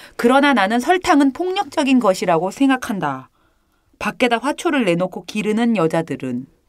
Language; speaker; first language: Korean; native; Korean